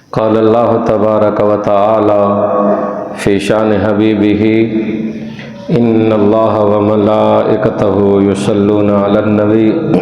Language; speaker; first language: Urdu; non-native, local second language; Punjabi